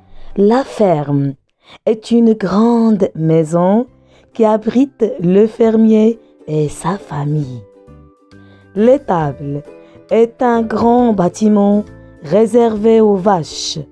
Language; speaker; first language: French; non-native, local second language; Arabic